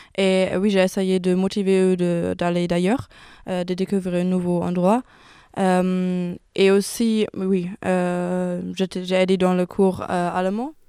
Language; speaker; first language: French; non-native, learner; German